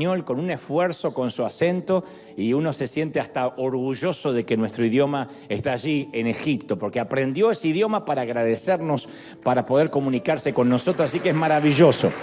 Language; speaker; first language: Spanish; native; Spanish